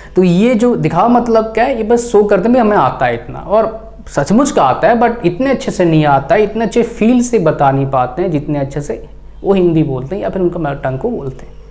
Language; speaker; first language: Hindi; non-native, local second language; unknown